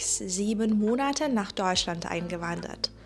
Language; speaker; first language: German; non-native, fluent; Persian